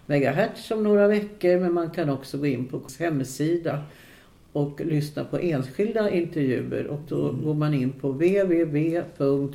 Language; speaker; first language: Swedish; native; Swedish